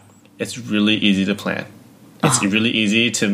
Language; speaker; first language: English; early bilingual, other home language; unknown